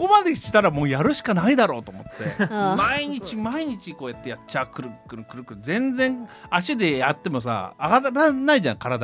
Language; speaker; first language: Japanese; native; Japanese